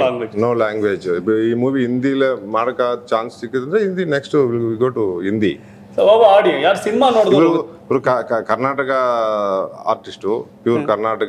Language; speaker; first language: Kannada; non-native, learner; Tamil